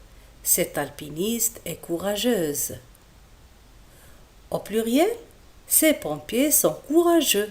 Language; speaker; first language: French; non-native, local second language; Arabic